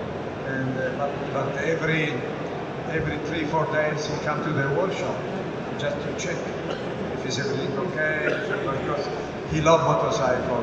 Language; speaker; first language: English; non-native, learner; Italian